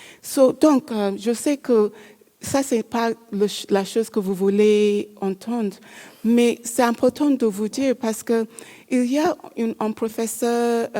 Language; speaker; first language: French; non-native, learner; English